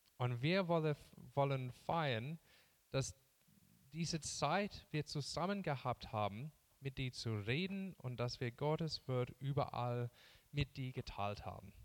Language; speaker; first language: German; non-native, fluent; English